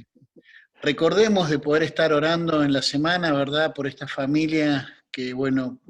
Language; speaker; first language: Spanish; native; Spanish